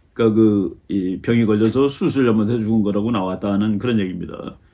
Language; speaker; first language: Korean; native; Korean